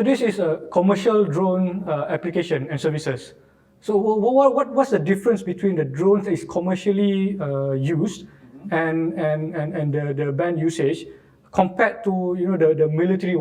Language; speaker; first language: English; non-native, local second language; Malay